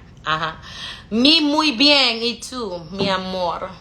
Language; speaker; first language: Spanish; non-native, learner; Haitian Creole